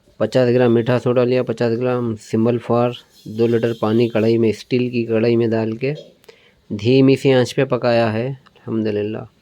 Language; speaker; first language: Urdu; native; Urdu